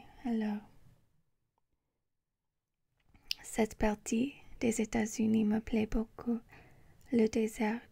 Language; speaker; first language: French; non-native, learner; English